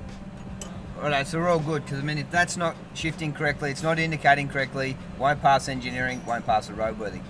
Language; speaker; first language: English; native; English